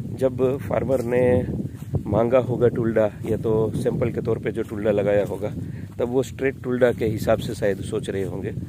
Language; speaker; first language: Hindi; non-native, local second language; Gujarati